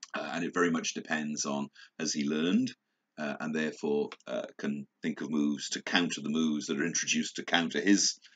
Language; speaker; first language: English; native; English